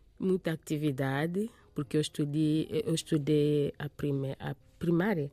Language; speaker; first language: Portuguese; non-native, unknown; Lingala